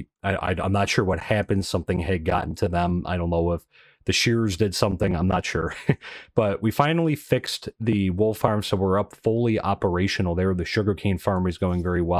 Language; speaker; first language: English; native; English